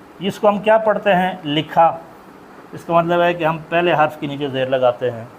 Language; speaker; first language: Urdu; native; Urdu